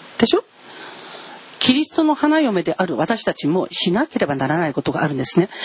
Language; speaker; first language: Japanese; non-native, fluent; Korean